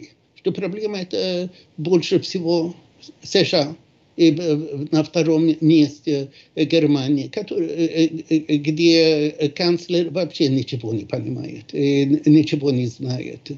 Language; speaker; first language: Russian; non-native, fluent; Swedish